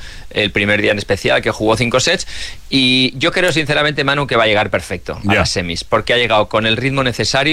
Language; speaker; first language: Spanish; native; Spanish